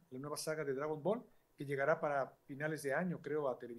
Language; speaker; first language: Spanish; native; Spanish